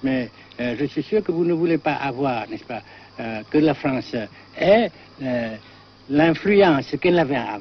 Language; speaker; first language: French; non-native, fluent; Vietnamese